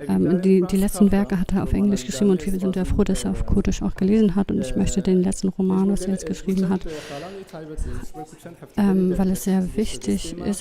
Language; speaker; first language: German; non-native, fluent; Kurdish